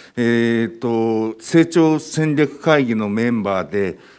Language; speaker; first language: Japanese; native; Japanese